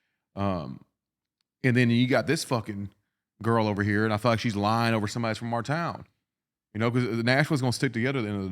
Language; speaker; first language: English; native; English